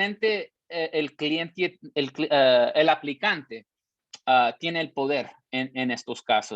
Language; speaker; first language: Spanish; early bilingual, heritage; Spanish